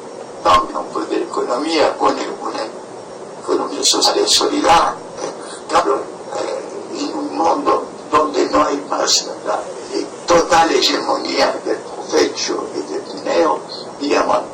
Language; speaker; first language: Spanish; non-native, fluent; French